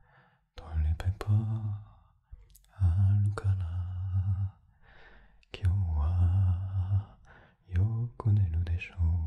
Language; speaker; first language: Japanese; non-native, fluent; French